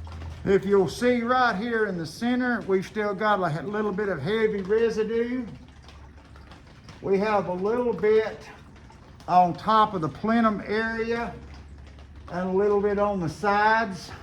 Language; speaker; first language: English; native; English